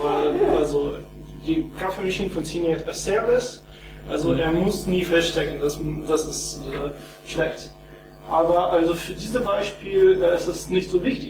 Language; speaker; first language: German; non-native, fluent; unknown